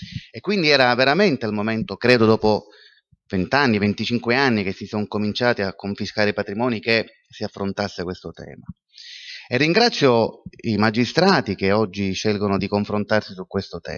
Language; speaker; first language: Italian; native; Italian